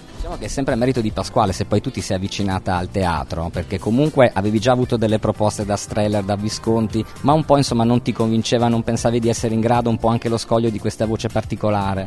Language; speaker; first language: Italian; native; Italian